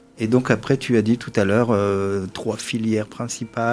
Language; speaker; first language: French; native; French